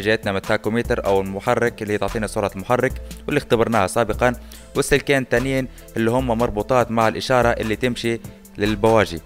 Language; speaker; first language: Arabic; native; Arabic